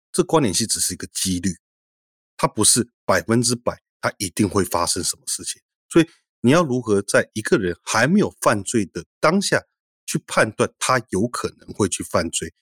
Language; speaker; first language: Chinese; native; Chinese